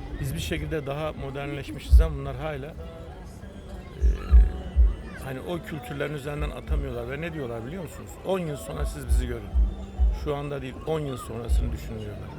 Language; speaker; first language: Turkish; native; Turkish